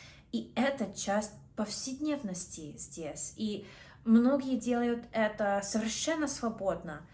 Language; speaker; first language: Russian; non-native, fluent; English